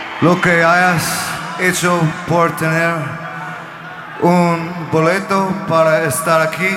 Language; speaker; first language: Spanish; non-native, learner; English